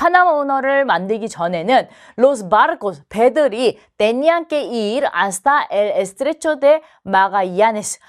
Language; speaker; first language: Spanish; non-native, fluent; Korean